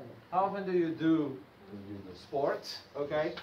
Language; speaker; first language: English; non-native, fluent; Spanish